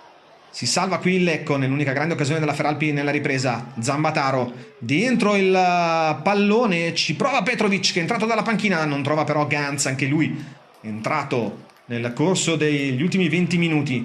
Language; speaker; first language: Italian; native; Italian